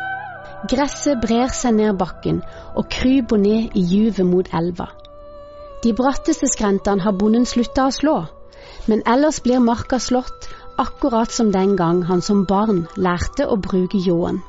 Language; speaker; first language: Norwegian; native; Norwegian